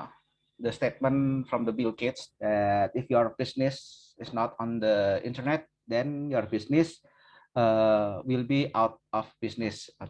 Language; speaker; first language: English; non-native, learner; Indonesian